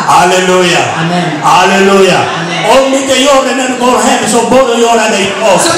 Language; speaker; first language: Swedish; non-native, learner; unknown